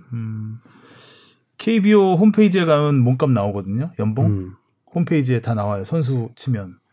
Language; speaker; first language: Korean; native; Korean